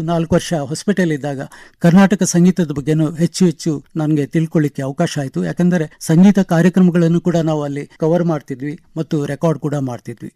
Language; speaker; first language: Kannada; non-native, local second language; Konkani